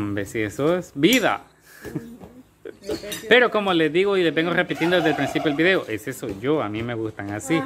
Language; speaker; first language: Spanish; native; Spanish